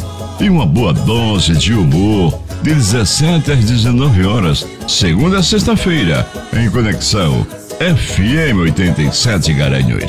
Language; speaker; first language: Portuguese; native; Portuguese